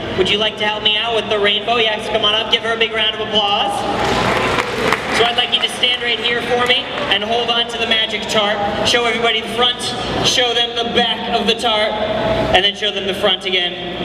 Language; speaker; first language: English; native; English